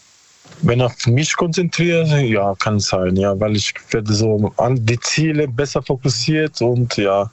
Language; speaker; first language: German; non-native, learner; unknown